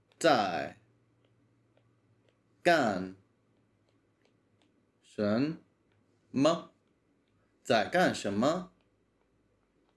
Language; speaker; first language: Chinese; non-native, learner; English